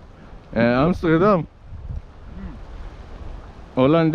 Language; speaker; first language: Spanish; non-native, learner; Dutch